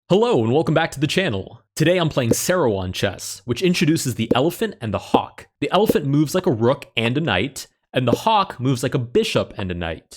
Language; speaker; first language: English; native; English